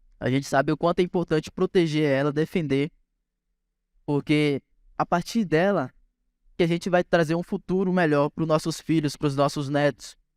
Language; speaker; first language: Portuguese; native; Portuguese